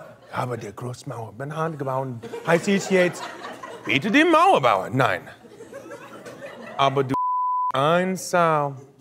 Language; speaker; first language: German; non-native, learner; English